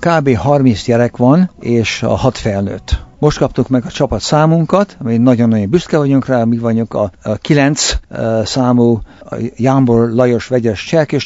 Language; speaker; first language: Hungarian; early bilingual, heritage; Hungarian